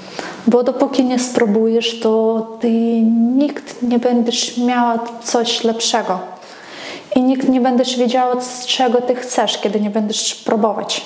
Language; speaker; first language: Polish; non-native, fluent; Ukrainian